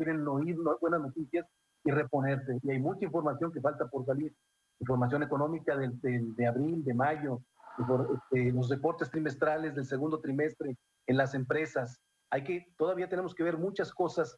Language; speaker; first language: Spanish; native; Spanish